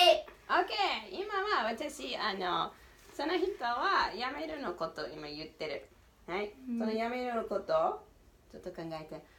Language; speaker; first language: Japanese; non-native, learner; English